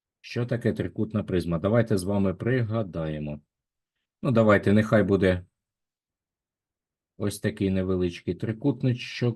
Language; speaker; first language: Ukrainian; native; Ukrainian